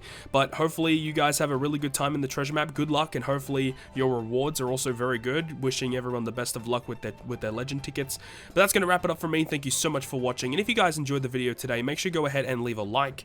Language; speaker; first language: English; native; English